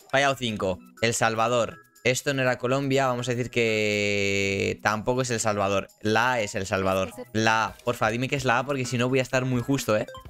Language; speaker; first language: Spanish; native; Spanish